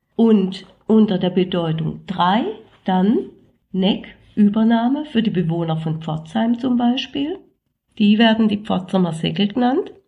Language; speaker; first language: German; native; German